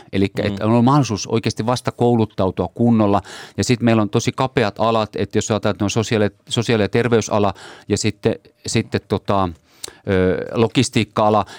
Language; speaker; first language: Finnish; native; Finnish